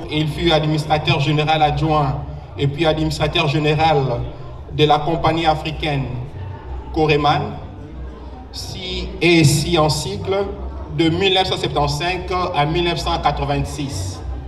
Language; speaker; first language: French; non-native, local second language; Lingala